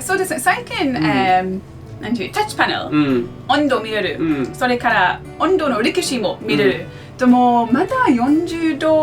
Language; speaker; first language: Japanese; non-native, learner; English